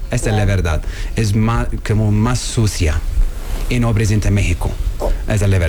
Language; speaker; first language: Spanish; non-native, learner; Arabic